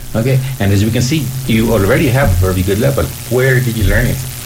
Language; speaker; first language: English; non-native, fluent; Spanish